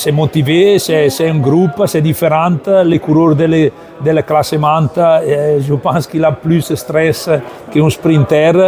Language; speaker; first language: French; non-native, learner; Italian